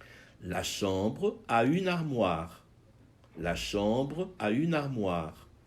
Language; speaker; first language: French; non-native, fluent; Portuguese